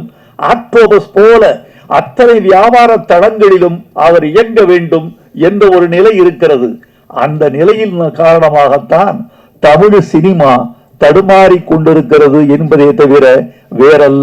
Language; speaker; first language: Tamil; native; Tamil